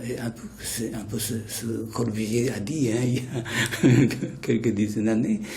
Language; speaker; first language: French; non-native, fluent; Japanese